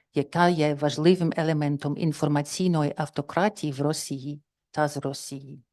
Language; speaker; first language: Ukrainian; non-native, fluent; English